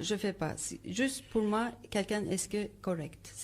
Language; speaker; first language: French; non-native, learner; Turkish